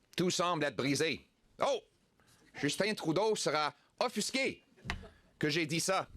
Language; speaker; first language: French; non-native, local second language; English